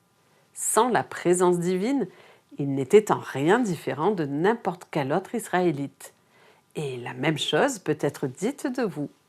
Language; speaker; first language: French; native; French